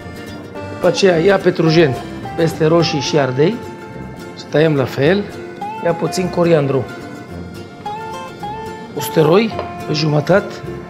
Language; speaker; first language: Romanian; non-native, fluent; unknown